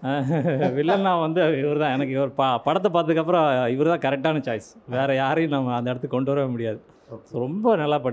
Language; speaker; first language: Tamil; native; Tamil